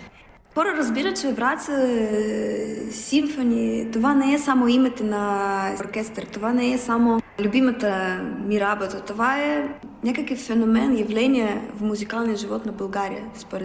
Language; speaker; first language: Bulgarian; non-native, learner; Russian